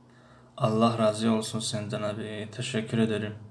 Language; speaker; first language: Turkish; non-native, fluent; Tajik